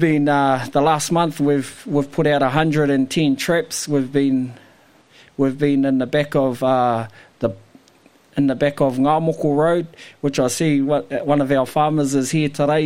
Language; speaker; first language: English; native; English